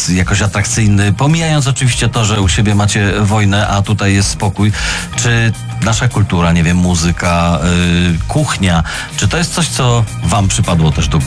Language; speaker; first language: Polish; native; Polish